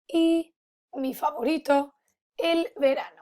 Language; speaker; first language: Spanish; non-native, fluent; English